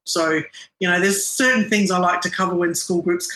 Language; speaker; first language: English; non-native, local second language; Arabic